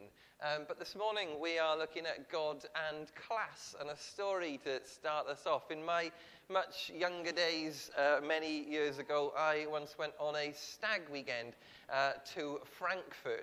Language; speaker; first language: English; native; English